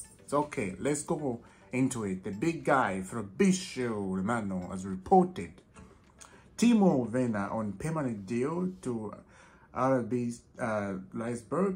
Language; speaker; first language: English; non-native, fluent; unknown